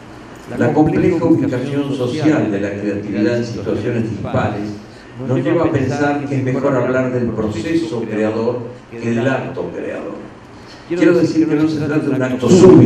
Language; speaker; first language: Spanish; native; Spanish